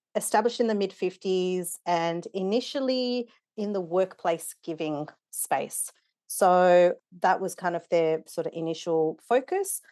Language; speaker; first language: English; native; English